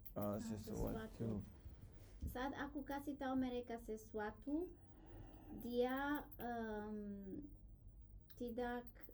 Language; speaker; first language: Indonesian; non-native, learner; English